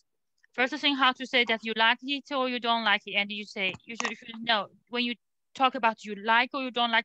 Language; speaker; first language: English; non-native, learner; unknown